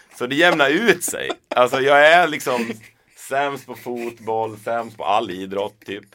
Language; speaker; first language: Swedish; native; Swedish